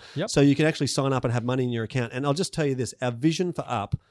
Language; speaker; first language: English; native; English